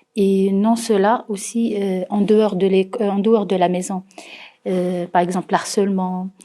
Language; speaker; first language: French; non-native, fluent; Arabic